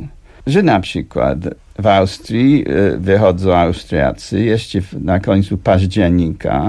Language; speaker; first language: Polish; non-native, fluent; English